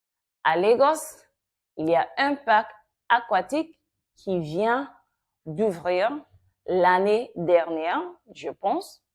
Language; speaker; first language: French; non-native, fluent; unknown